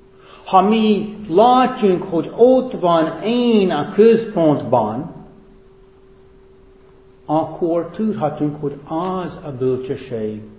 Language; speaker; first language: Hungarian; non-native, fluent; English